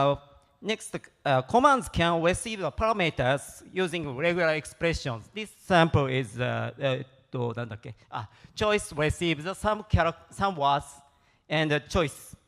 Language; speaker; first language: English; non-native, learner; Japanese